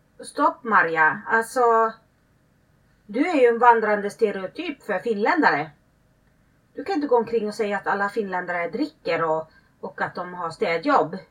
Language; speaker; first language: Swedish; early bilingual, other home language; Finnish